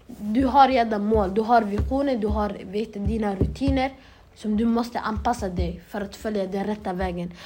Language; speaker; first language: Swedish; early bilingual, other home language; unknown